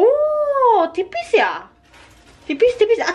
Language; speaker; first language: Indonesian; non-native, learner; Japanese